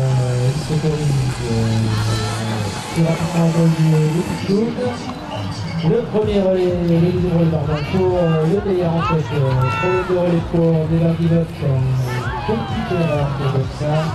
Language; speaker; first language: French; native; French